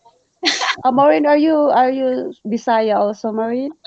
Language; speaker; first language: English; non-native, local second language; Cebuano